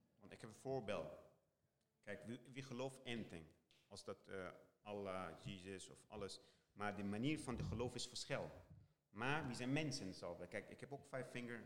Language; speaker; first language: Dutch; non-native, learner; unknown